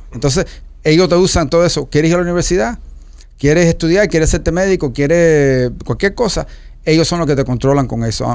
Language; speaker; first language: Spanish; early bilingual, heritage; Spanish